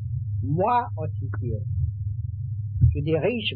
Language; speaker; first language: French; non-native, learner; Vietnamese